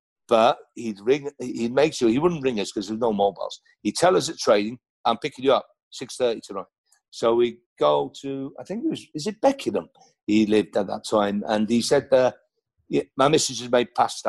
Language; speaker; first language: English; non-native, local second language; Welsh